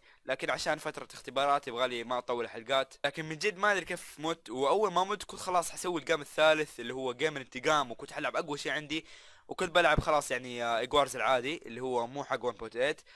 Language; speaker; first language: Arabic; native; Arabic